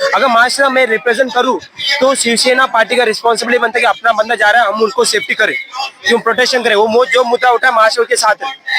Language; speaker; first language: Hindi; non-native, local second language; Tamil